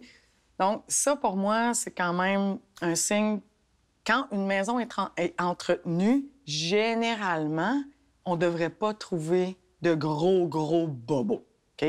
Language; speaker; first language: French; native; French